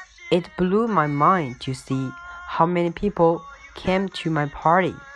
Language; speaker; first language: English; non-native, fluent; Chinese